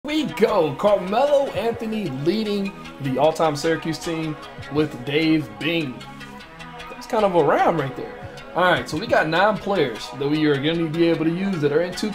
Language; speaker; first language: English; native; English